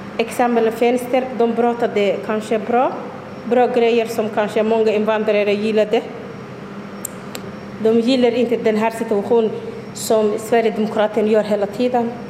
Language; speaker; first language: Swedish; non-native, learner; Somali